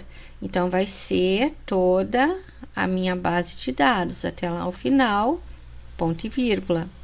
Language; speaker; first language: Portuguese; native; Portuguese